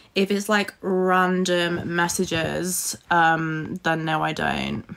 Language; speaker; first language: English; native; English